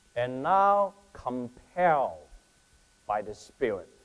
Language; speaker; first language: English; non-native, fluent; Chinese